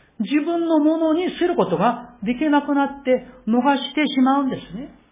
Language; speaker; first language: Japanese; non-native, fluent; Korean